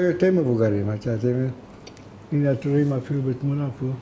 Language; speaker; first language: Hebrew; non-native, fluent; Hungarian